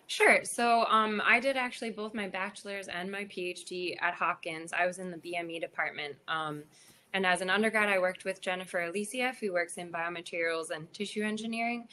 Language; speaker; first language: English; native; English